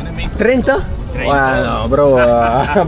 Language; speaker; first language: Spanish; non-native, learner; French